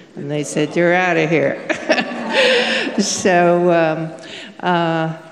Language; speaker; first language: English; native; English